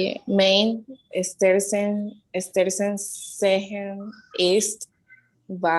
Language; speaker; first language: German; non-native, learner; Spanish